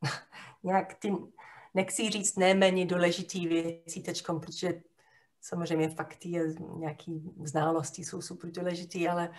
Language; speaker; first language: Czech; non-native, fluent; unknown